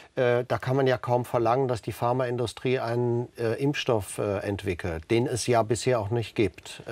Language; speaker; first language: German; native; German